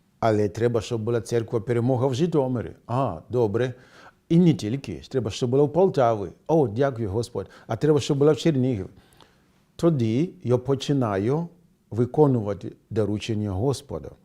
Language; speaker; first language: Ukrainian; non-native, fluent; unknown